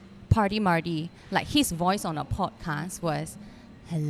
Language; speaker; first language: English; non-native, local second language; Cantonese